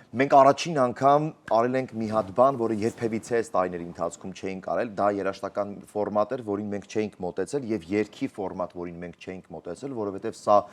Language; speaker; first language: Armenian; native; Armenian